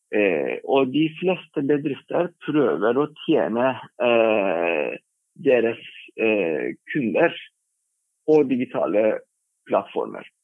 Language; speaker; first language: Norwegian; non-native, fluent; Turkish